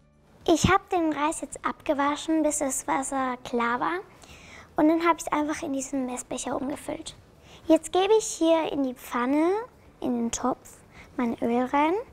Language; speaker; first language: German; native; German